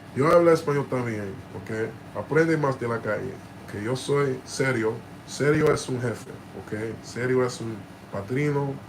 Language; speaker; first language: Spanish; non-native, learner; English